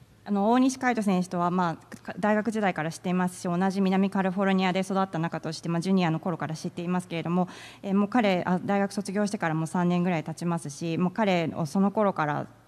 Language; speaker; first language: Japanese; native; Japanese